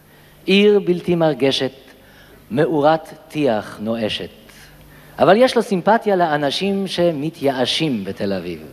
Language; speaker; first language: Hebrew; native; Hebrew